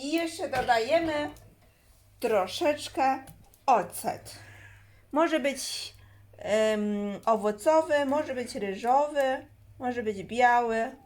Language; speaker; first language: Polish; non-native, learner; Chinese